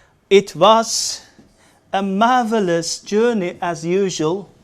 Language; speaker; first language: English; non-native, fluent; Turkish